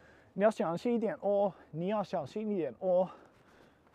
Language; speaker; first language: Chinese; non-native, learner; English